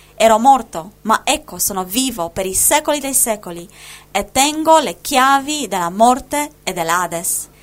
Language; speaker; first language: Italian; non-native, fluent; Spanish